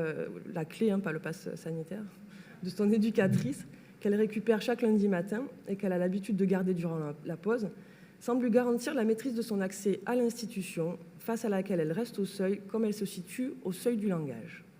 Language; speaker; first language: French; native; French